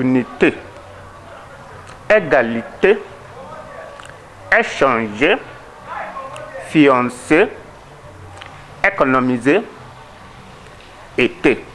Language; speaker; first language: French; non-native, learner; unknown